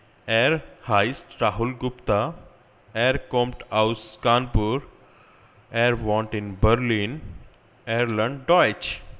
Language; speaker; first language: German; non-native, learner; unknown